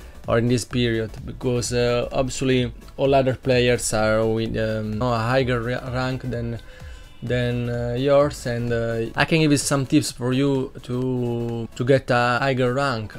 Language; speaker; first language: English; non-native, learner; Italian